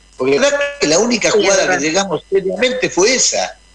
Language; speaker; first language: Spanish; native; Spanish